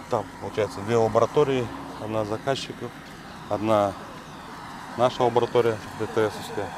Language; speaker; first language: Russian; native; Russian